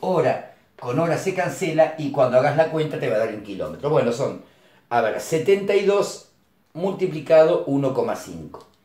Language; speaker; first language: Spanish; native; Spanish